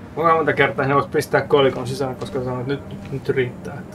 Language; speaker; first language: Finnish; native; Finnish